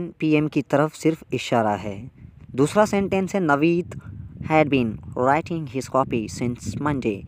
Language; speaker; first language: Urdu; non-native, local second language; Sindhi